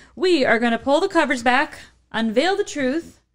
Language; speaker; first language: English; native; English